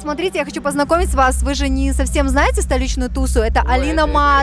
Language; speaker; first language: Russian; native; Russian